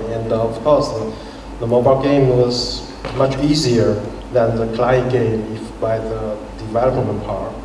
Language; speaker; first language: English; non-native, fluent; Chinese